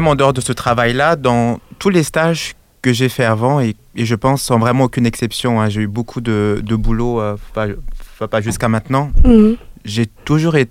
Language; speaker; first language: English; non-native, fluent; French